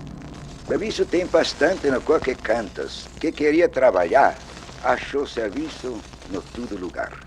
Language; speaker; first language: Portuguese; non-native, learner; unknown